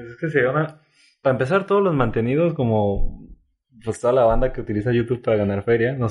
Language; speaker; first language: Spanish; native; Spanish